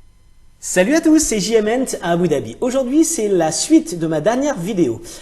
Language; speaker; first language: French; native; French